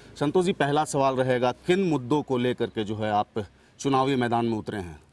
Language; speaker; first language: Hindi; native; Hindi